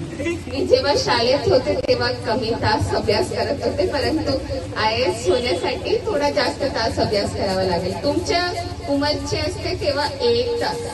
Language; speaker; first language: Marathi; non-native, fluent; Malayalam